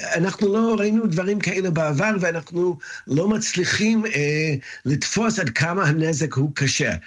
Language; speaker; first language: Hebrew; non-native, fluent; English